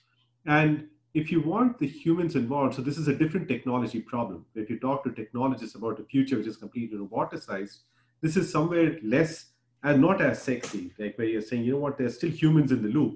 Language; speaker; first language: English; non-native, local second language; Hindi